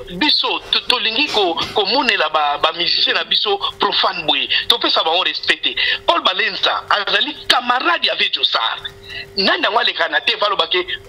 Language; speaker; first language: Lingala; non-native, local second language; Kongo